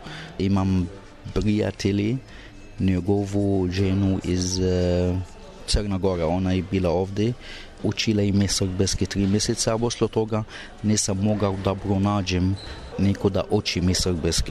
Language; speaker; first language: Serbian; non-native, learner; Arabic